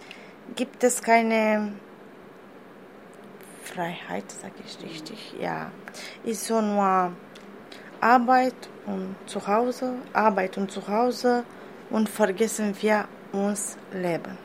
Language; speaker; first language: German; non-native, learner; Romanian